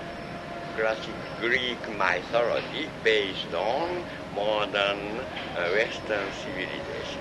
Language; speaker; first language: English; non-native, learner; Japanese